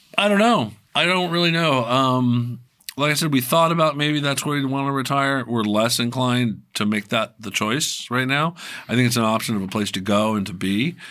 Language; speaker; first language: English; native; English